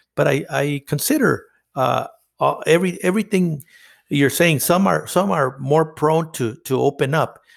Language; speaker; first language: English; non-native, fluent; Spanish